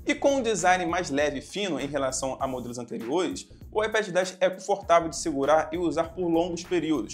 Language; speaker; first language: Portuguese; native; Portuguese